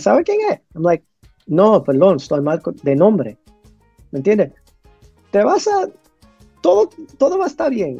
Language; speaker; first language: Spanish; early bilingual, heritage; English